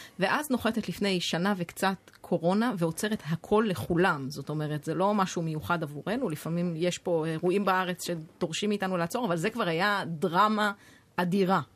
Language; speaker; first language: Hebrew; native; Hebrew